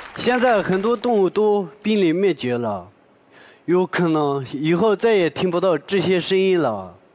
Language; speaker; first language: Chinese; non-native, local second language; Tibetan